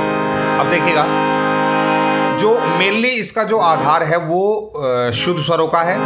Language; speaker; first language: Hindi; native; Hindi